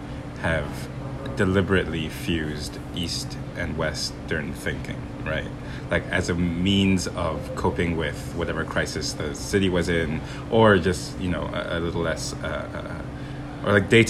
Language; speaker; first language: English; non-native, local second language; Cantonese